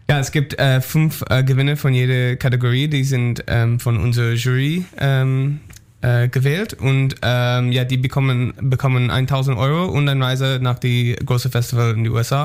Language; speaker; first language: German; non-native, learner; English